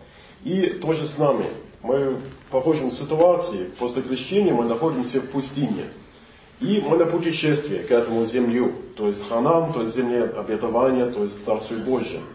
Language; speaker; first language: Russian; non-native, fluent; English